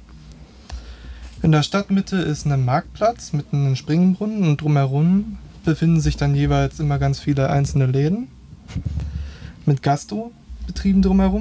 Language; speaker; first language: German; native; German